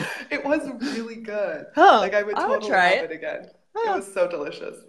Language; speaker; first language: English; native; English